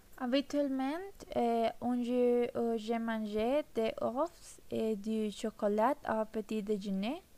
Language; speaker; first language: French; non-native, learner; Spanish